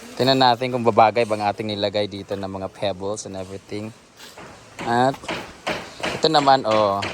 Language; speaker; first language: Filipino; non-native, local second language; Cebuano